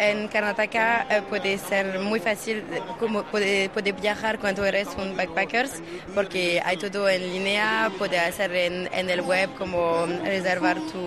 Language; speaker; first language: Spanish; non-native, learner; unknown